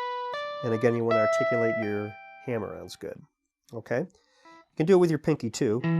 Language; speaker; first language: English; native; English